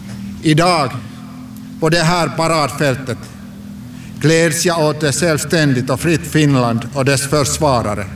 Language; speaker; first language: Swedish; non-native, local second language; Finnish